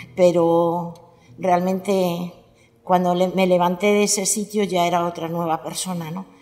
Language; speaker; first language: Spanish; native; Spanish